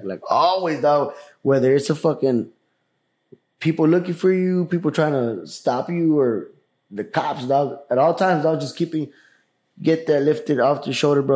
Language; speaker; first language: English; early bilingual, other home language; Spanish